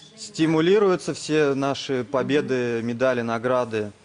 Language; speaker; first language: Russian; native; Russian